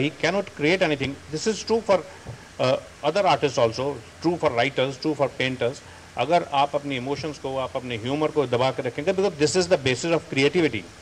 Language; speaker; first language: English; non-native, local second language; Punjabi